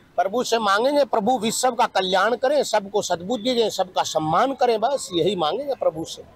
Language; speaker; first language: Hindi; native; Hindi